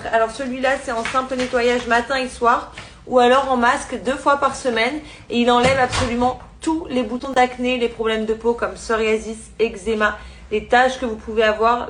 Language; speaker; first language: French; native; French